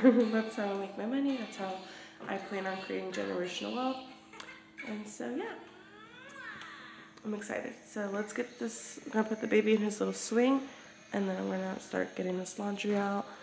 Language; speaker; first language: English; early bilingual, other home language; Spanish